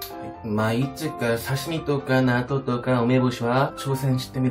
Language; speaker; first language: Japanese; non-native, fluent; Korean